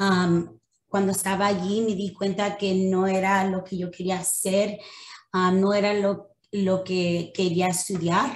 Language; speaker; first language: Spanish; early bilingual, other home language; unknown